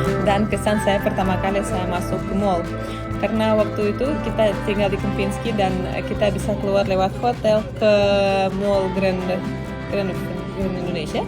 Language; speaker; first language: Indonesian; non-native, fluent; Russian